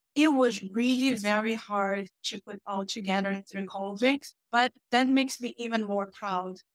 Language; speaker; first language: English; non-native, fluent; Portuguese